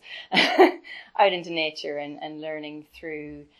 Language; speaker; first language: English; native; English